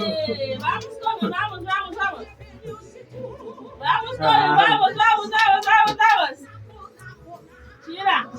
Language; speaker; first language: Portuguese; non-native, learner; Haitian Creole